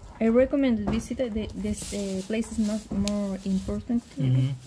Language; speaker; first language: English; non-native, learner; Spanish